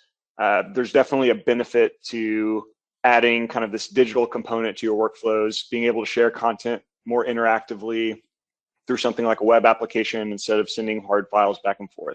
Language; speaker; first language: English; native; English